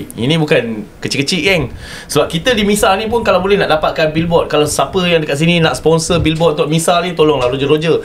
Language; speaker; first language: Malay; native; Malay